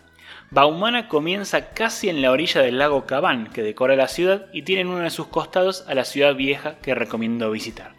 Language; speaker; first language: Spanish; native; Spanish